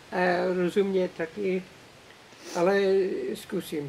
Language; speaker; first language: Czech; non-native, learner; English